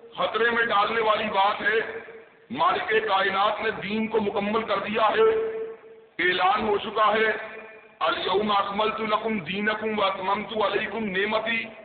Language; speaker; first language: Urdu; non-native, local second language; Punjabi